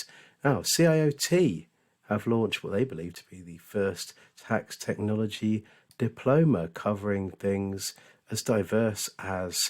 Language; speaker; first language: English; native; English